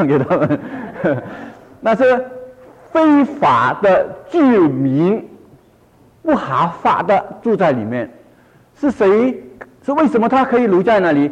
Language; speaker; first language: Chinese; non-native, local second language; Cantonese